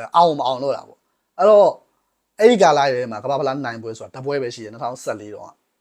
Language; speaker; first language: Burmese; native; Burmese